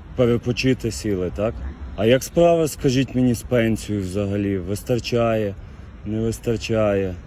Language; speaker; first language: Ukrainian; native; Ukrainian